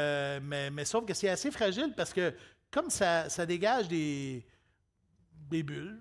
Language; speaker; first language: French; native; French